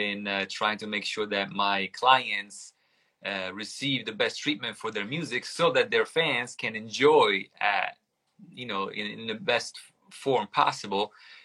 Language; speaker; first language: English; non-native, fluent; Italian